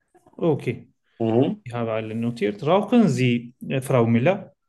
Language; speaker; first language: German; non-native, learner; Turkish